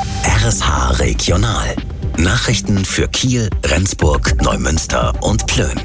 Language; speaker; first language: German; native; German